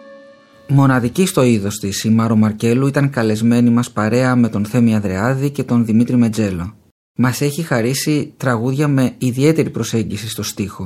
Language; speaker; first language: Greek; native; Greek